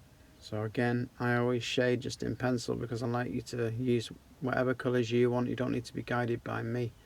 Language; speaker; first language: English; native; English